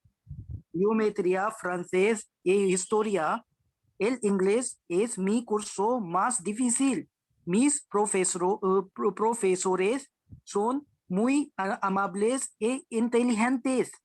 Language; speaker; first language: Spanish; non-native, learner; Hindi